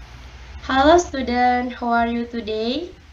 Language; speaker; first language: English; non-native, learner; Indonesian